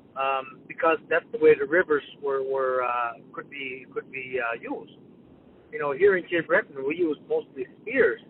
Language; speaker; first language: English; non-native, fluent; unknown